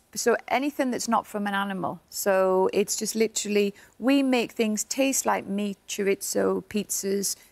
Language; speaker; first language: English; native; English